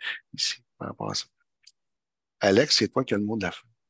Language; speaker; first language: French; native; French